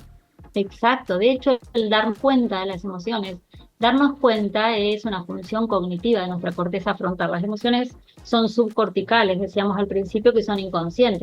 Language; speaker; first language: Spanish; native; Spanish